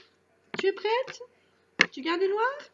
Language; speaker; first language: French; native; French